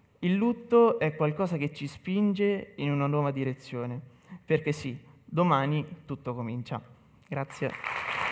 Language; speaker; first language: Italian; native; Italian